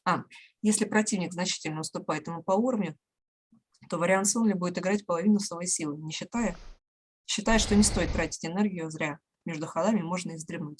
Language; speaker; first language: Russian; native; Russian